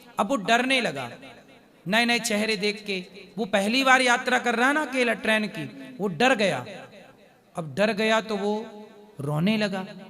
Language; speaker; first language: Hindi; native; Hindi